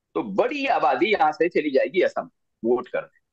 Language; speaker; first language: Hindi; native; Hindi